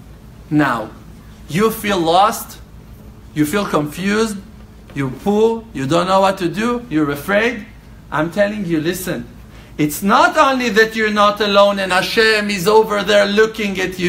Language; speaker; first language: English; non-native, fluent; Hebrew